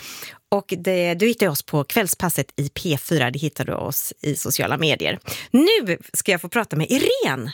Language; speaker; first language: Swedish; native; Swedish